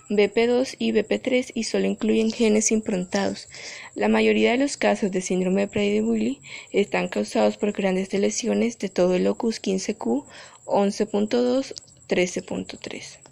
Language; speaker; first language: Spanish; native; Spanish